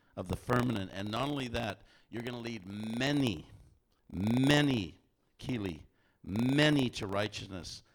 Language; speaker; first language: English; native; English